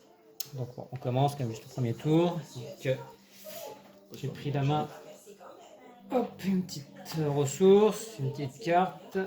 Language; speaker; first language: French; native; French